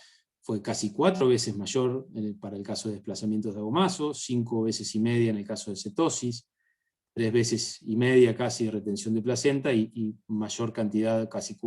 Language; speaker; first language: Spanish; native; Spanish